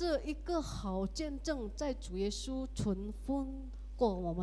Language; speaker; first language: Chinese; early bilingual, heritage; Indonesian